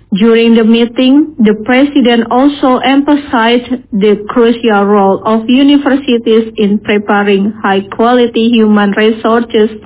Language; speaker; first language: English; non-native, fluent; Indonesian